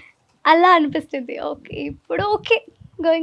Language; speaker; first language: Telugu; non-native, learner; Malayalam